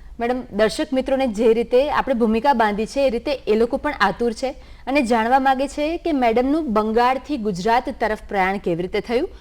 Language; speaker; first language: Gujarati; native; Gujarati